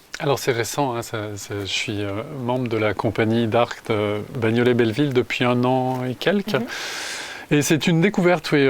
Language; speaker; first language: French; native; French